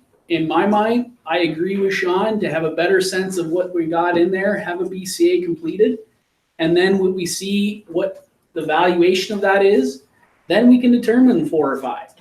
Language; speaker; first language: English; native; English